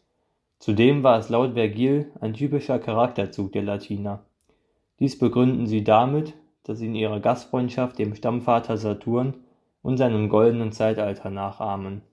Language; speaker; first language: German; native; German